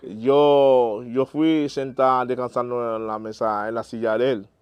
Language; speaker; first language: Spanish; non-native, learner; Haitian Creole